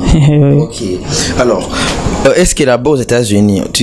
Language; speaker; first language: French; non-native, local second language; Rundi